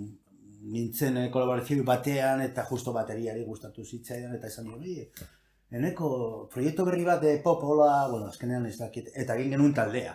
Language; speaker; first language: Basque; non-native, local second language; Spanish